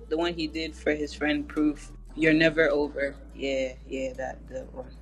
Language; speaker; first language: English; native; English